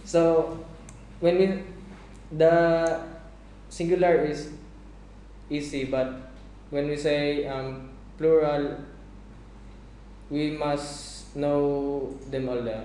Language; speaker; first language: English; non-native, fluent; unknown